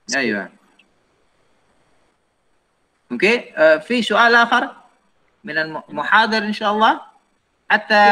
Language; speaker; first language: Arabic; non-native, fluent; Indonesian